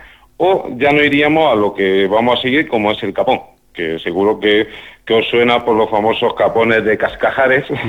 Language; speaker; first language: Spanish; native; Spanish